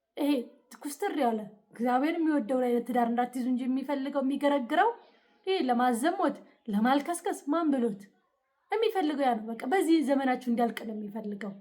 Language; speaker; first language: Amharic; native; Amharic